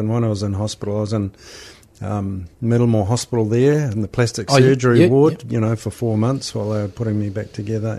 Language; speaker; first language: English; native; English